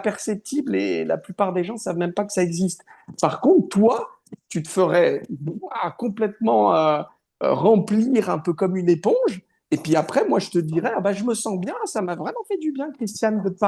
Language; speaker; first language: French; native; French